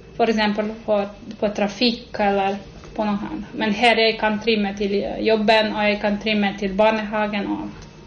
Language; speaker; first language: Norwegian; non-native, fluent; Serbian